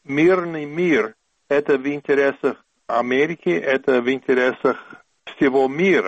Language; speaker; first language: Russian; non-native, fluent; English